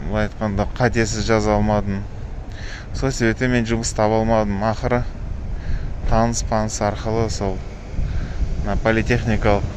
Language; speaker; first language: Kazakh; non-native, local second language; Russian